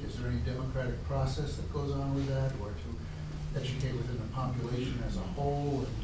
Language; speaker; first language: English; native; English